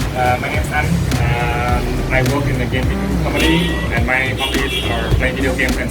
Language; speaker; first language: English; non-native, fluent; Vietnamese